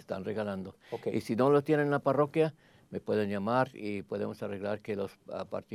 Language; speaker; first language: Spanish; early bilingual, heritage; Spanish